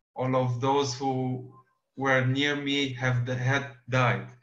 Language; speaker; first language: English; non-native, learner; Romanian